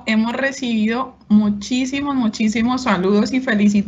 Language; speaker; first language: Spanish; native; Spanish